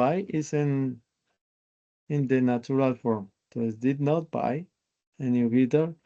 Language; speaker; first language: English; non-native, learner; Spanish